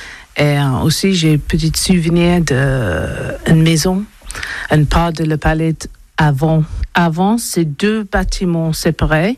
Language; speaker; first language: French; non-native, learner; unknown